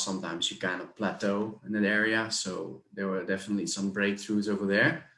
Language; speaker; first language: English; non-native, fluent; Dutch